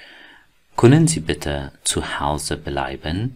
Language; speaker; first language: German; non-native, learner; Persian